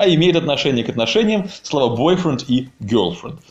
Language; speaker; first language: Russian; native; Russian